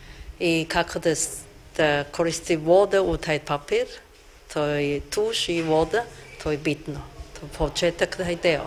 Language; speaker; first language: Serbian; non-native, learner; Chinese